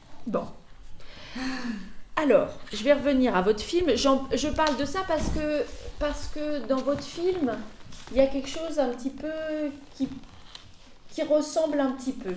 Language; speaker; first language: French; native; French